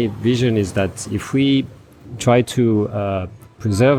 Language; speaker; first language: English; non-native, fluent; French